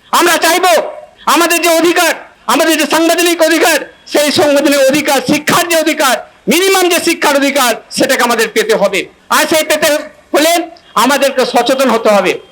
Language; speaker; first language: Bangla; non-native, local second language; Santali